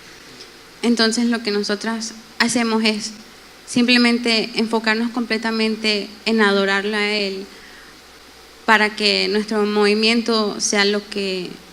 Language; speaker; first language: Spanish; early bilingual, heritage; Spanish